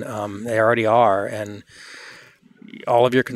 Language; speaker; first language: English; native; English